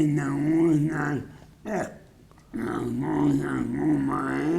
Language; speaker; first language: Spanish; non-native, fluent; English